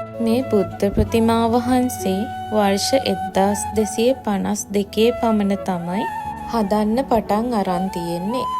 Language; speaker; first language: Sinhala; native; Sinhala